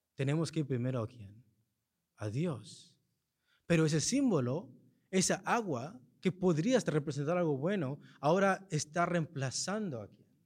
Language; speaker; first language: Spanish; early bilingual, heritage; Spanish